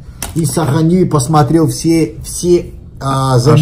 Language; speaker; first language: Russian; non-native, learner; Portuguese